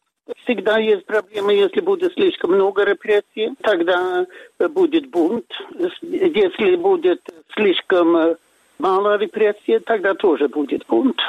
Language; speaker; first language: Russian; non-native, fluent; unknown